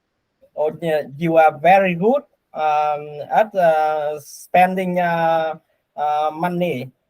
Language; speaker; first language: English; non-native, learner; Vietnamese